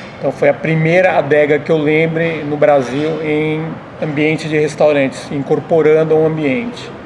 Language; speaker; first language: Portuguese; native; Portuguese